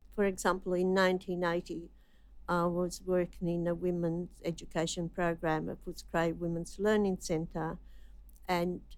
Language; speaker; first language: English; non-native, fluent; Italian